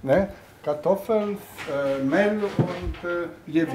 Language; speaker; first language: German; non-native, learner; Italian